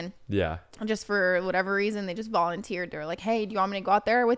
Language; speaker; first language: English; native; English